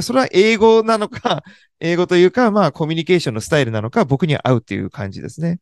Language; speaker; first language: Japanese; native; Japanese